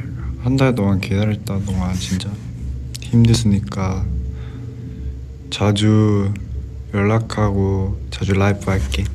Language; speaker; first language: Korean; non-native, fluent; Chinese